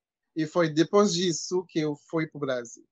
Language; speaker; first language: Portuguese; non-native, fluent; French